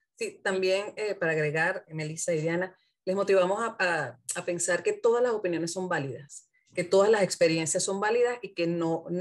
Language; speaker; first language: Spanish; native; Spanish